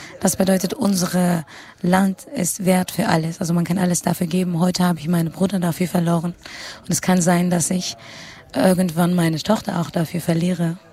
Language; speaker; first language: German; non-native, fluent; Kurdish